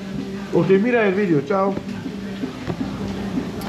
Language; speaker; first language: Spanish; non-native, learner; Swedish